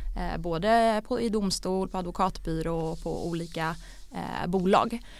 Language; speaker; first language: Swedish; early bilingual, other home language; Bosnian